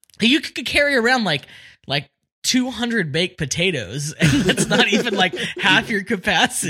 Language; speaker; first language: English; native; English